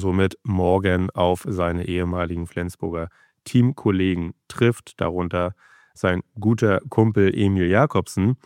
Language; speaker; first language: German; native; German